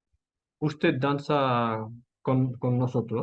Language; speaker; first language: Spanish; non-native, fluent; French